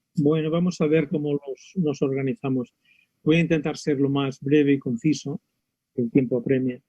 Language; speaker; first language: Spanish; native; Spanish